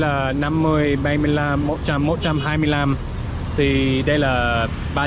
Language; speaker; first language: Vietnamese; non-native, learner; English